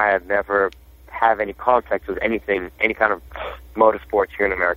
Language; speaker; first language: English; non-native, fluent; Portuguese